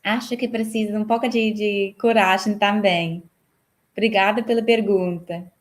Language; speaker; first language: Portuguese; non-native, fluent; English